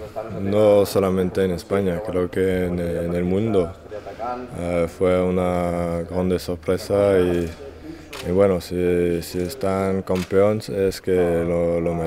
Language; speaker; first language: Spanish; non-native, fluent; French